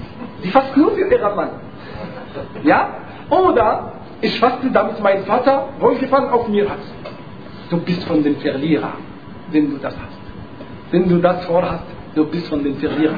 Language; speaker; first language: German; non-native, fluent; Arabic